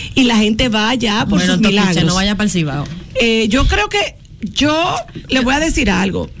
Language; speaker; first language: Spanish; native; Spanish